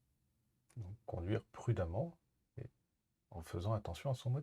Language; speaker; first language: French; native; French